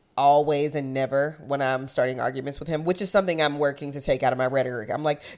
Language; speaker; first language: English; native; English